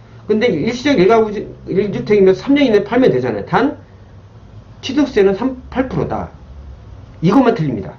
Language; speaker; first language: Korean; native; Korean